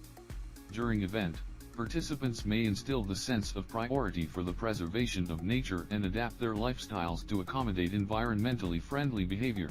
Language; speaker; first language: English; non-native, learner; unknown